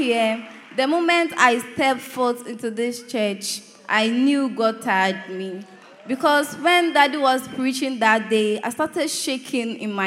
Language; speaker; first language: English; non-native, local second language; Akan